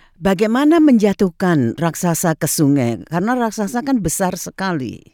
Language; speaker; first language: Indonesian; native; Indonesian